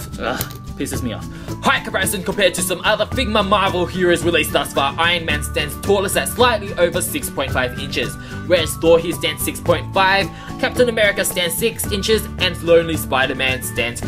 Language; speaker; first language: English; native; English